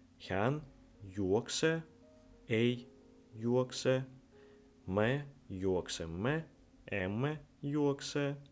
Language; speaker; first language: Finnish; non-native, fluent; Ukrainian